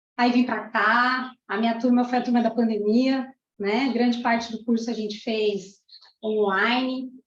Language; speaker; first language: Portuguese; early bilingual, other home language; Spanish